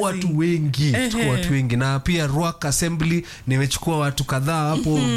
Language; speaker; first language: English; non-native, local second language; Kikuyu